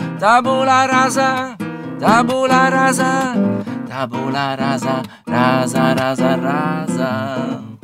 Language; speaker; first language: Italian; native; Italian